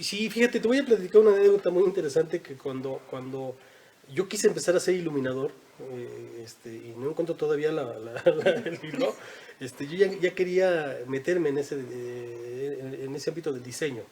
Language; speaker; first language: Spanish; native; Spanish